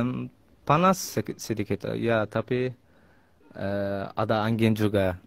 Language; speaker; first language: Indonesian; non-native, learner; Azerbaijani